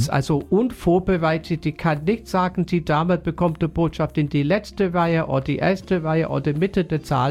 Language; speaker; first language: German; non-native, fluent; English